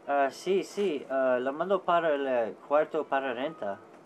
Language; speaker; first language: Spanish; non-native, learner; English